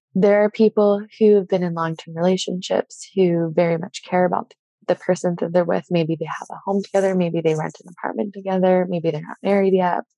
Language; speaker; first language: English; native; English